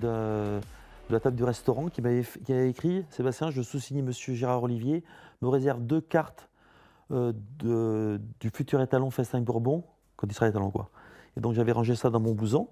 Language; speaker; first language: French; native; French